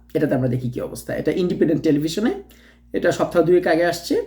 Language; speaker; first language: Bangla; native; Bangla